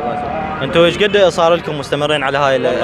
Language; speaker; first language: Arabic; native; Arabic